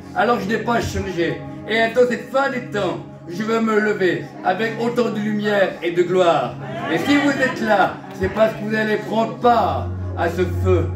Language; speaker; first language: French; early bilingual, other home language; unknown